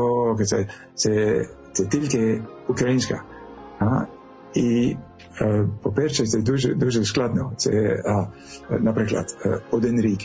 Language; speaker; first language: Ukrainian; non-native, learner; French